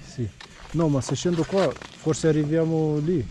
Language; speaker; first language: Italian; non-native, learner; Romanian